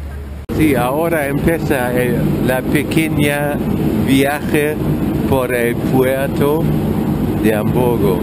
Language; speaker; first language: Spanish; non-native, fluent; German